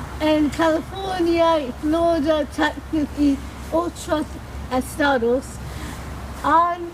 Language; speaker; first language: Spanish; non-native, learner; English